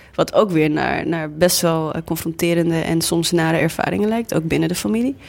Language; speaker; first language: Dutch; early bilingual, other home language; English